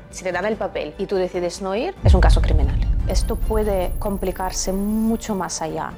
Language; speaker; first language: Spanish; non-native, fluent; Ukrainian